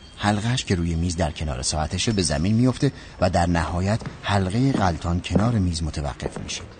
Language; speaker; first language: Persian; native; Persian